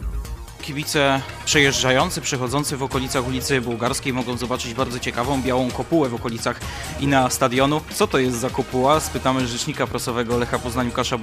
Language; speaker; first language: Polish; native; Polish